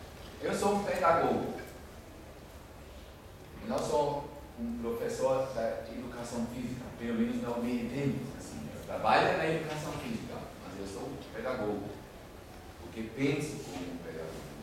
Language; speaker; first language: Portuguese; non-native, fluent; German